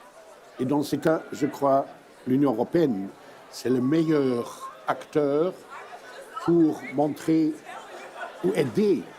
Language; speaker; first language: French; non-native, fluent; German